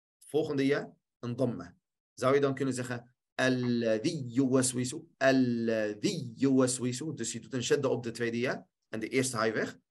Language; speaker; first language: Dutch; early bilingual, other home language; Arabic